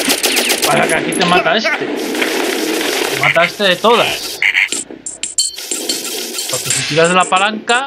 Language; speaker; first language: Spanish; native; Spanish